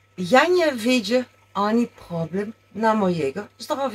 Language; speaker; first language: Polish; non-native, learner; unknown